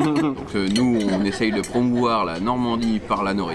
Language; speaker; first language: French; native; French